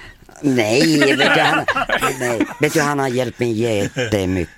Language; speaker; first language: Swedish; non-native, fluent; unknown